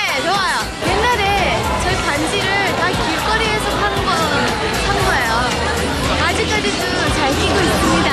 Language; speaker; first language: Korean; early bilingual, heritage; Korean